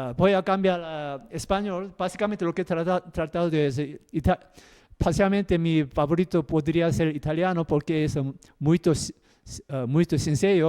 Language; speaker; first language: Spanish; non-native, learner; Korean